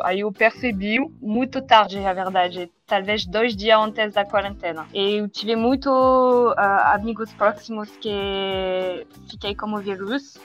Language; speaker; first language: Portuguese; non-native, learner; French